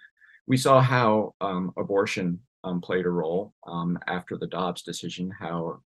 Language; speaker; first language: English; native; English